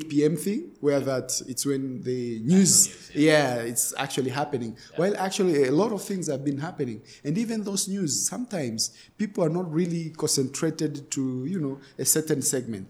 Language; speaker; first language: English; non-native, local second language; Swahili